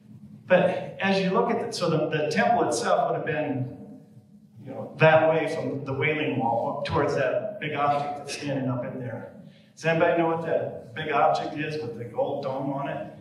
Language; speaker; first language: English; native; English